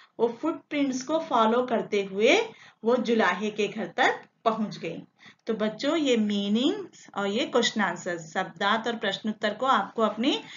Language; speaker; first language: Hindi; non-native, local second language; Telugu